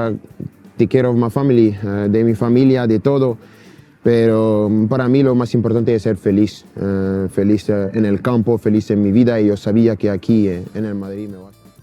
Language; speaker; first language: Spanish; non-native, fluent; French